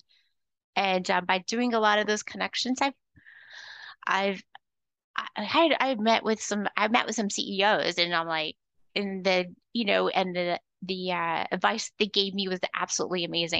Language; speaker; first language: English; native; English